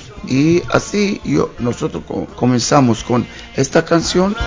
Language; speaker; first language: Spanish; non-native, learner; Hebrew